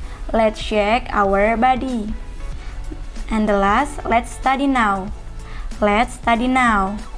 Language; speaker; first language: English; non-native, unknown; Indonesian